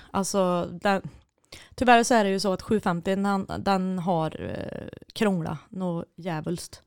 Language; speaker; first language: Swedish; native; Swedish